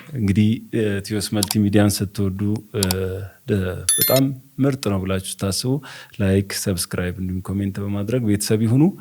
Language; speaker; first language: Amharic; native; Amharic